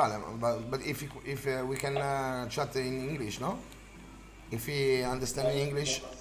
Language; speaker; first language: English; non-native, learner; Italian